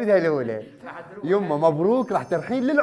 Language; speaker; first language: Arabic; native; Arabic